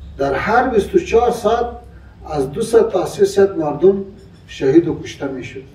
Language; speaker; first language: Persian; non-native, local second language; Pashto